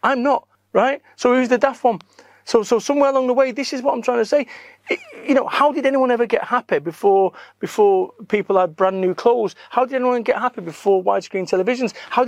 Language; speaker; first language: English; native; English